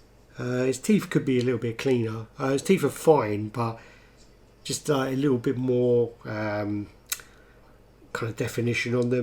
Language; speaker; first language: English; native; English